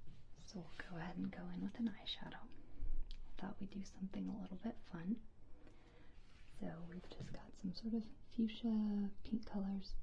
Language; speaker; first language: English; native; English